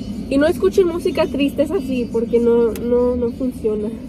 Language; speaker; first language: Spanish; early bilingual, heritage; Spanish